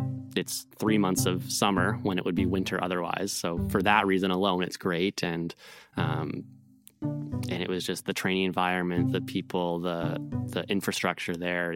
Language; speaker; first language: English; native; English